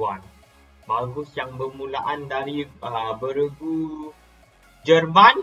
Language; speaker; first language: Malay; non-native, local second language; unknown